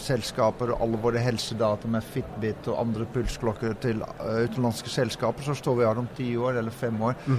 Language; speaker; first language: Norwegian; non-native, fluent; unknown